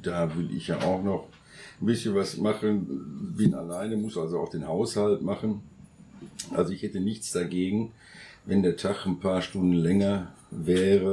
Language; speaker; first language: German; native; German